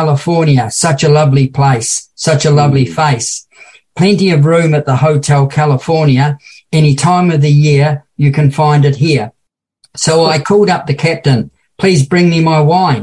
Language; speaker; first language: English; native; English